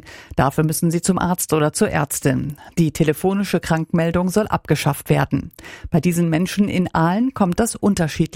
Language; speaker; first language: German; native; German